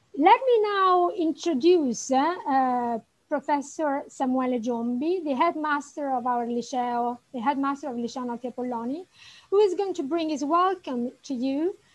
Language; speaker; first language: English; non-native, fluent; Italian